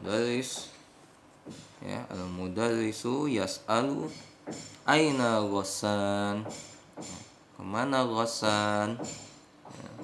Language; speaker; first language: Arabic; non-native, fluent; Indonesian